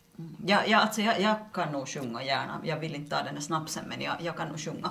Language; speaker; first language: Swedish; native; Swedish